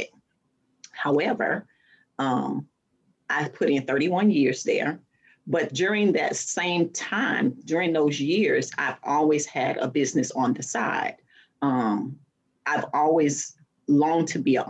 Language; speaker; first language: English; native; English